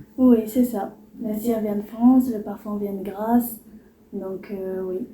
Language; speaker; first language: French; early bilingual, other home language; Portuguese